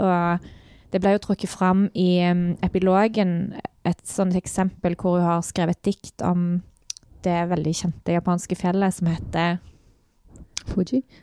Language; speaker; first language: Norwegian; native; Norwegian